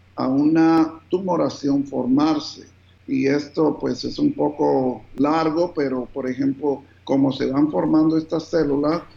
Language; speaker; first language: Spanish; early bilingual, heritage; Spanish